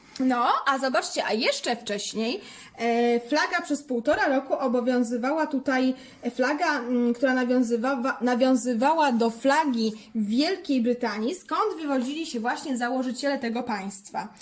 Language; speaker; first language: Polish; native; Polish